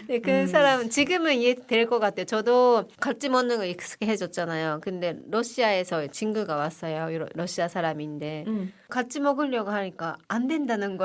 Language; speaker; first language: Korean; non-native, fluent; Japanese